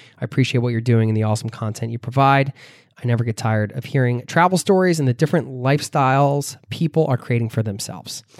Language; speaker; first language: English; native; English